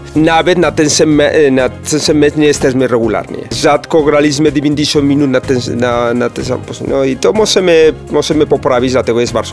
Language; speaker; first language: Polish; non-native, fluent; Spanish